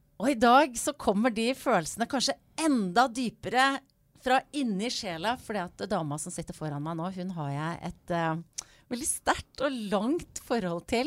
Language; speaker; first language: Norwegian; native; Norwegian